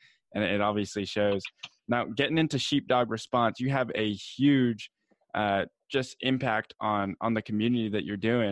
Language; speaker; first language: English; native; English